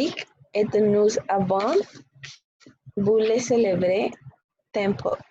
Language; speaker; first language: French; non-native, learner; Spanish